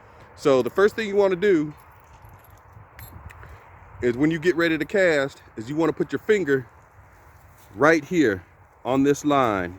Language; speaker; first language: English; native; English